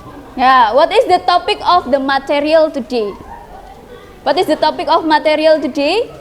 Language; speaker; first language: English; non-native, learner; Indonesian